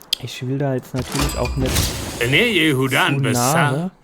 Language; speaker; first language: German; native; German